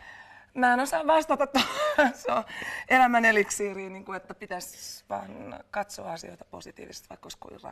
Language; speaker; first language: Finnish; native; Finnish